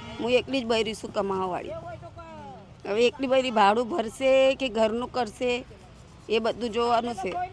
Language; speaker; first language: Gujarati; native; Gujarati